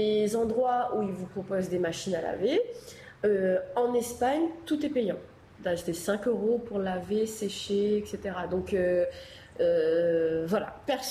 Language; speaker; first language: French; native; French